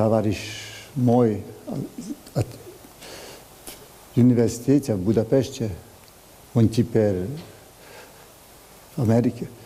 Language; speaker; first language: Russian; non-native, learner; Hungarian